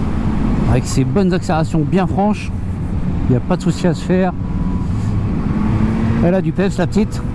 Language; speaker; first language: French; native; French